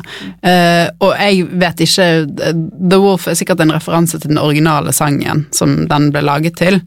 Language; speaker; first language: Norwegian; native; Norwegian